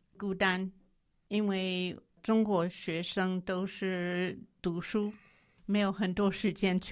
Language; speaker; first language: Chinese; non-native, fluent; English